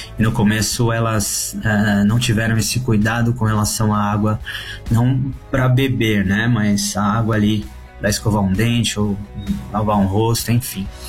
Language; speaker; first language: Portuguese; native; Portuguese